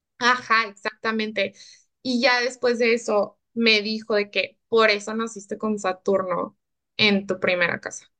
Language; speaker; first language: Spanish; early bilingual, heritage; Spanish